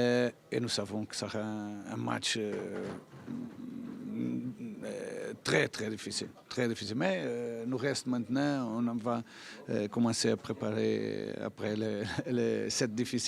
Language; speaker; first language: French; non-native, fluent; Portuguese